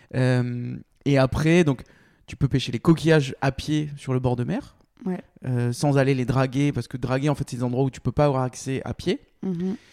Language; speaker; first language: French; native; French